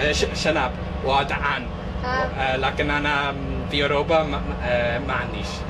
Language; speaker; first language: Arabic; non-native, learner; English